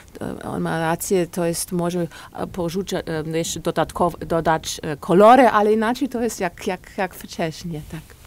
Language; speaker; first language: Polish; early bilingual, heritage; English